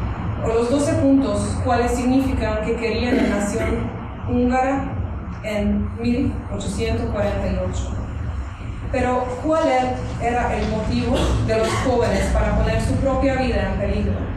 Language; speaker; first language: Spanish; non-native, fluent; Hungarian